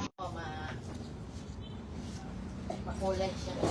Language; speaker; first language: Filipino; non-native, local second language; Cebuano